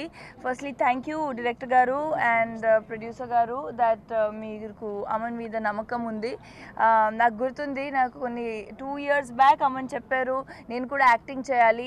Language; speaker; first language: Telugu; non-native, fluent; Punjabi